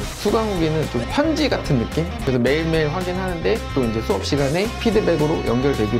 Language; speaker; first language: Korean; native; Korean